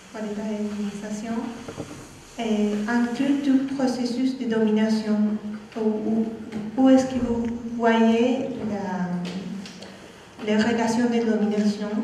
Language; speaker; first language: French; non-native, fluent; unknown